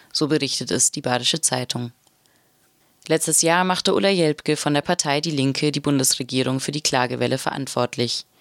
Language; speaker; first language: German; native; German